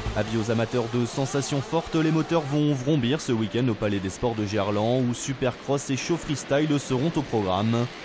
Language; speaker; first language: French; native; French